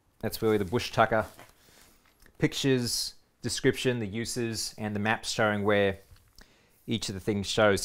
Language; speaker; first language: English; native; English